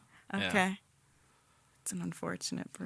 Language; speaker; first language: English; native; English